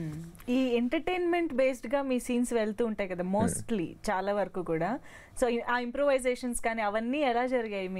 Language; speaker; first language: Telugu; native; Telugu